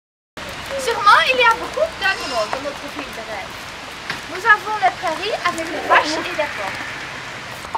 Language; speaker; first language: French; non-native, learner; Dutch